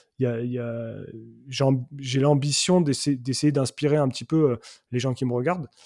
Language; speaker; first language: French; native; French